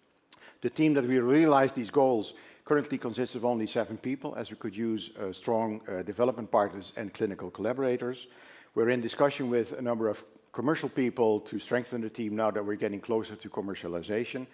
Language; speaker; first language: English; non-native, fluent; Dutch